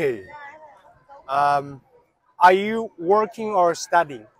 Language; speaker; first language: English; non-native, learner; Chinese